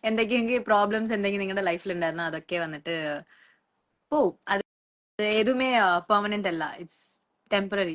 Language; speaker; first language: Malayalam; early bilingual, heritage; Malayalam